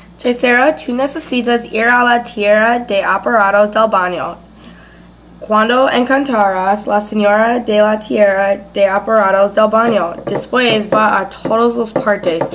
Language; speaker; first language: Spanish; non-native, learner; English